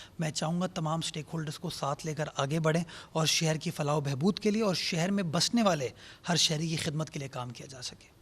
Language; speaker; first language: Urdu; native; Urdu